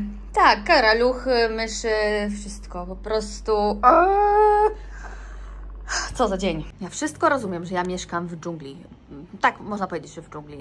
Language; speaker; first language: Polish; native; Polish